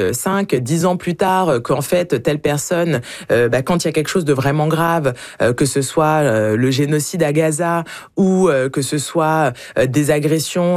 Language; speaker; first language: French; native; French